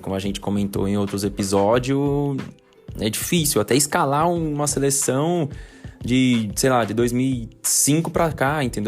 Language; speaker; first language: Portuguese; native; Portuguese